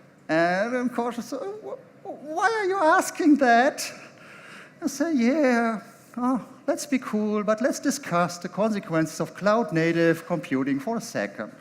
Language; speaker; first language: English; non-native, fluent; German